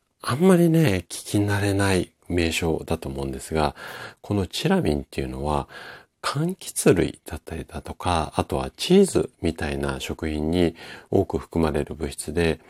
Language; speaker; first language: Japanese; native; Japanese